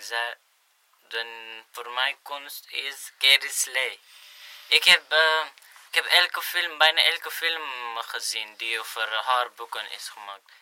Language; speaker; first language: Dutch; non-native, learner; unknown